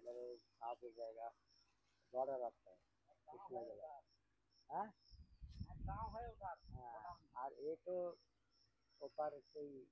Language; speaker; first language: Hindi; non-native, local second language; Bangla